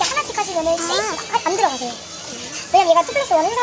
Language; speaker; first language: Korean; native; Korean